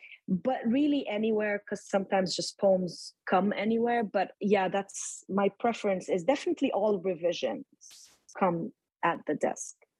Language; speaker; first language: English; non-native, fluent; Arabic